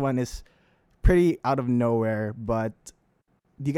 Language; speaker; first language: English; non-native, local second language; Filipino